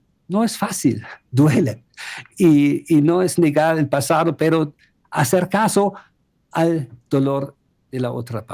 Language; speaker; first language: Spanish; non-native, fluent; German